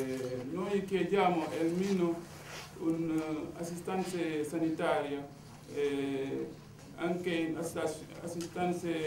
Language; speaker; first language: Italian; non-native, learner; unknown